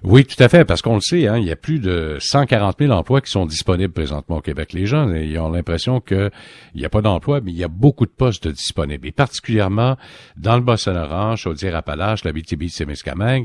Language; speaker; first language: French; native; French